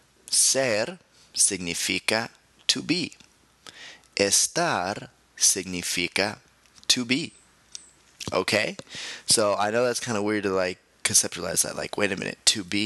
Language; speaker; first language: English; native; English